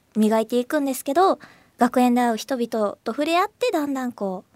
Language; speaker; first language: Japanese; native; Japanese